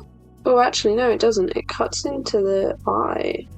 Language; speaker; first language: English; native; English